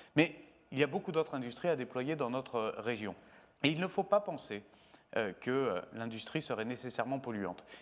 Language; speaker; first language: French; native; French